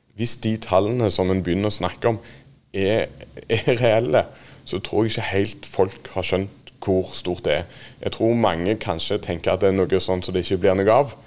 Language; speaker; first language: Norwegian; native; Norwegian